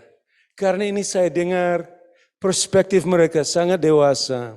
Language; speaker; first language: Indonesian; non-native, fluent; English